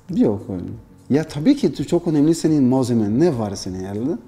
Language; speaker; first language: Turkish; non-native, learner; Portuguese